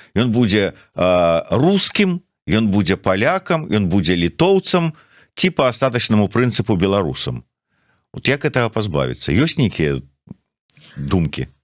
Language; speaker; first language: Belarusian; non-native, local second language; Russian